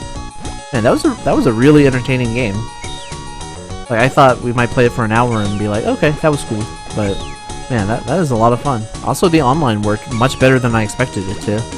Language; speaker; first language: English; native; English